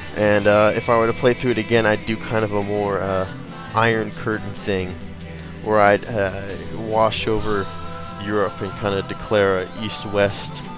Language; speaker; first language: English; native; English